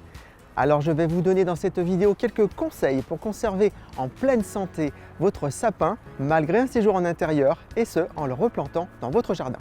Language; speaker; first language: French; native; French